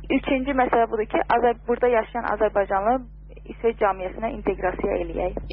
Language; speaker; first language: Azerbaijani; early bilingual, heritage; Azerbaijani